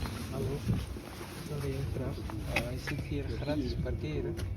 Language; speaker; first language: Dutch; non-native, learner; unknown